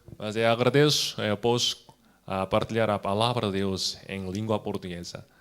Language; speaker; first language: Portuguese; non-native, fluent; Korean